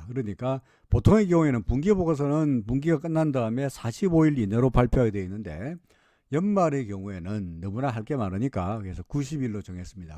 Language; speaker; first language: Korean; native; Korean